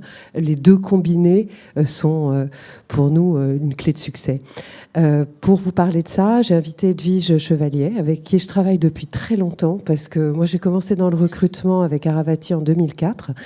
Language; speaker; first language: French; native; French